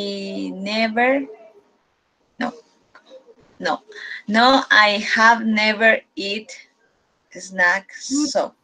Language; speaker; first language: English; non-native, learner; Spanish